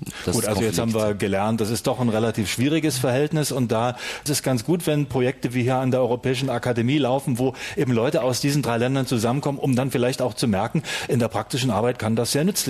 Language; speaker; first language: German; native; German